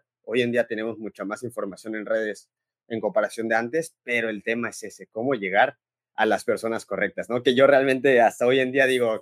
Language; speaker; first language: Spanish; native; Spanish